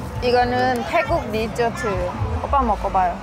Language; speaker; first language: Korean; non-native, learner; Thai